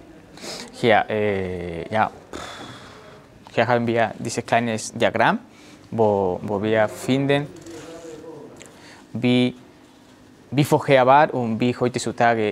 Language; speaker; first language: German; non-native, learner; Spanish